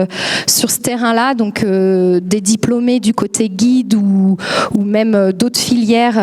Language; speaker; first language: French; native; French